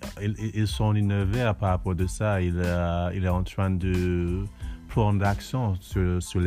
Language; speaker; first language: French; non-native, learner; English